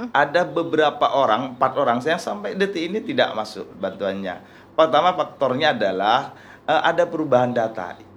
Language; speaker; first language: Indonesian; non-native, local second language; Madurese